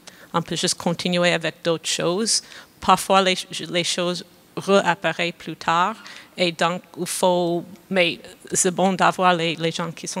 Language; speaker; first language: French; non-native, fluent; English